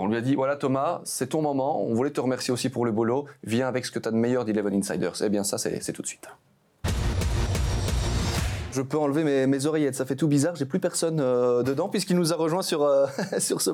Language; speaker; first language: French; native; French